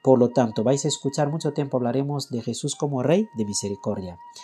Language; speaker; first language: Spanish; non-native, fluent; French